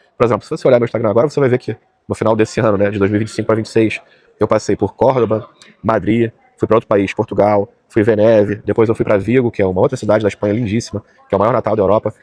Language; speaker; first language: Portuguese; native; Portuguese